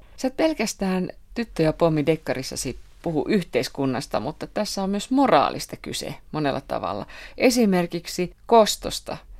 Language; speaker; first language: Finnish; native; Finnish